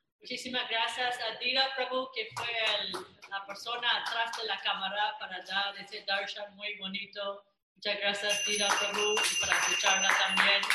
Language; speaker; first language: Spanish; non-native, fluent; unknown